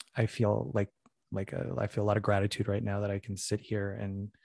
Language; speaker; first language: English; native; English